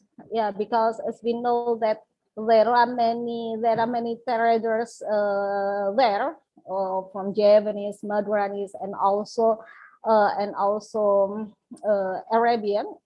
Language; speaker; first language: English; non-native, learner; Indonesian